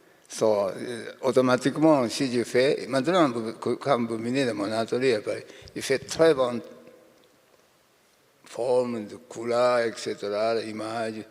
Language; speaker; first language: French; non-native, learner; Japanese